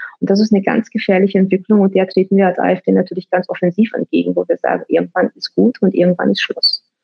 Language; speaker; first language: German; early bilingual, other home language; Romanian